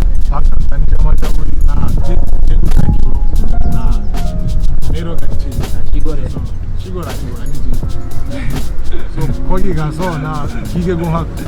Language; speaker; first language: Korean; non-native, fluent; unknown